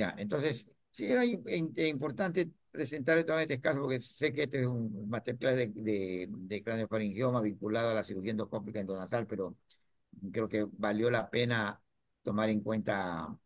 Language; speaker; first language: Spanish; native; Spanish